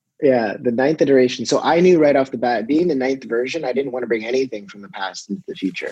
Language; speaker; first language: English; native; English